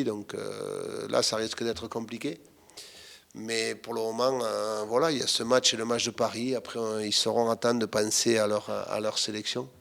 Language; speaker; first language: French; native; French